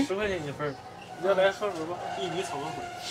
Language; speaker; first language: Chinese; native; Chinese